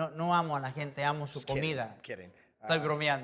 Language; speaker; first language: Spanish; non-native, fluent; English